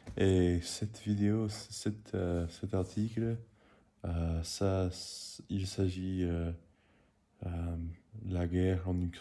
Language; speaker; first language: French; non-native, learner; English